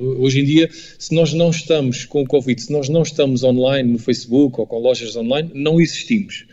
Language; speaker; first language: Portuguese; native; Portuguese